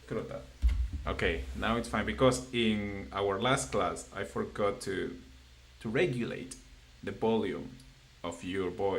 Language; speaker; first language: English; non-native, fluent; Spanish